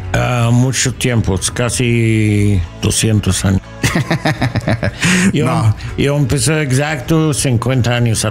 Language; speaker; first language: Spanish; non-native, learner; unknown